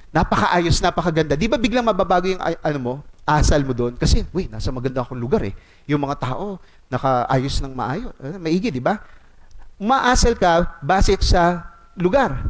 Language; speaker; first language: Filipino; non-native, local second language; Cebuano